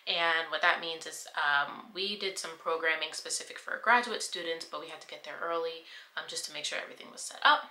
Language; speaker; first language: English; native; English